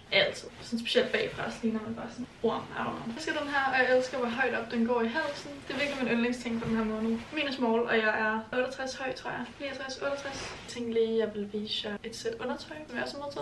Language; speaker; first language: Danish; native; Danish